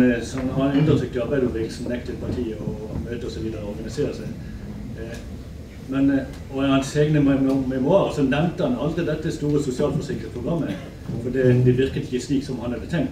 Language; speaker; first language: Norwegian; native; Norwegian